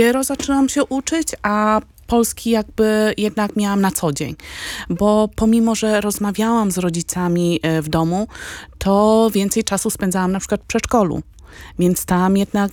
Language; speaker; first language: Polish; non-native, local second language; Vietnamese